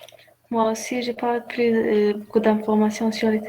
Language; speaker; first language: French; non-native, learner; Arabic